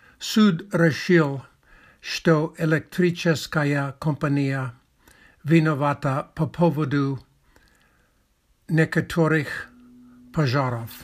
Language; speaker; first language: Russian; non-native, learner; English